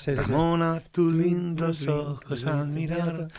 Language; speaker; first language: Spanish; native; Spanish